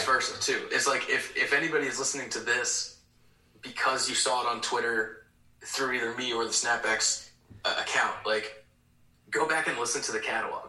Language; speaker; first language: English; native; English